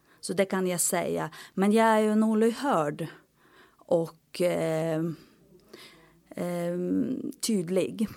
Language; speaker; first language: Swedish; non-native, fluent; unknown